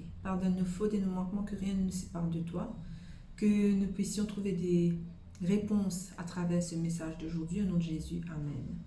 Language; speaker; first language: French; native; French